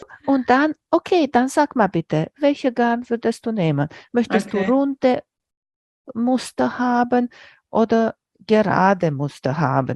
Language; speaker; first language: German; non-native, fluent; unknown